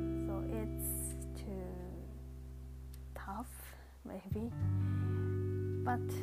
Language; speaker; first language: English; non-native, learner; Japanese